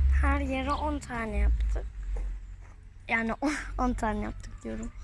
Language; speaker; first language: Turkish; early bilingual, heritage; Turkish